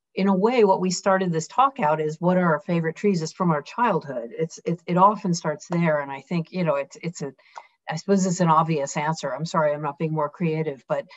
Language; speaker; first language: English; native; English